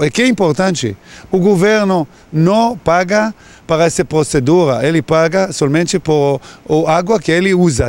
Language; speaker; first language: Portuguese; non-native, learner; Hebrew